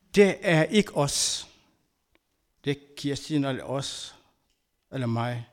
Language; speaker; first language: Danish; non-native, learner; Kabuverdianu